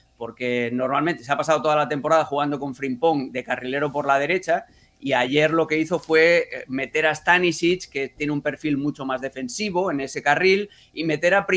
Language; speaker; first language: Spanish; native; Spanish